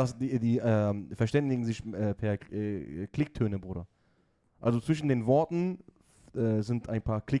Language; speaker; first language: German; native; German